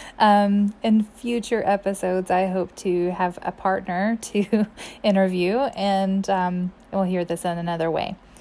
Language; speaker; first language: English; native; English